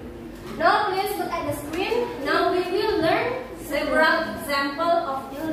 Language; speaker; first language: English; non-native, fluent; Indonesian